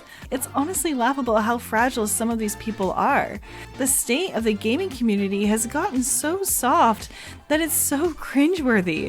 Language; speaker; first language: English; native; English